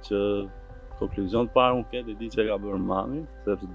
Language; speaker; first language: Albanian; native; Albanian